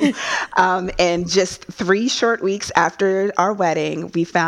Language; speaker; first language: English; native; English